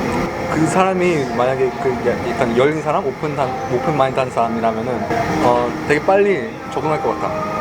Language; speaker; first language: Korean; early bilingual, heritage; Korean